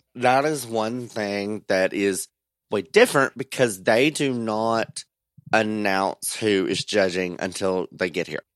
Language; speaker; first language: English; native; English